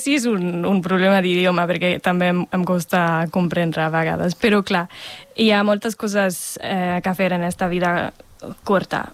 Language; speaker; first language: Catalan; non-native, fluent; German